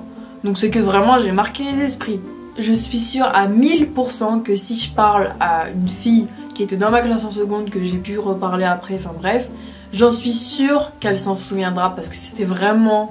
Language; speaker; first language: French; native; French